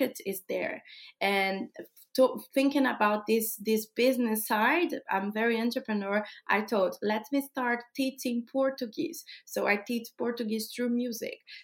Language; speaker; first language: English; non-native, fluent; Portuguese